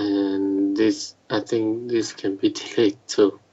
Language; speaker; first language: English; non-native, learner; Chinese